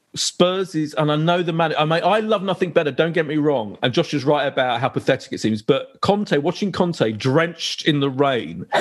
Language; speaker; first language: English; native; English